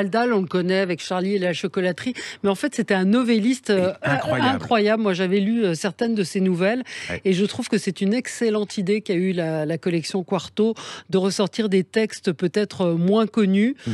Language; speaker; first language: French; native; French